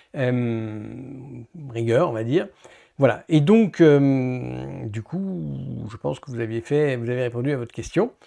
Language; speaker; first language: French; native; French